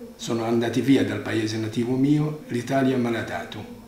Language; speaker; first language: Italian; non-native, fluent; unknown